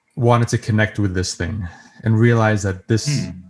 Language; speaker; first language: English; native; English